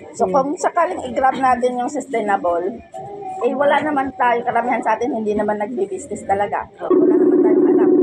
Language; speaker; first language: Filipino; native; Filipino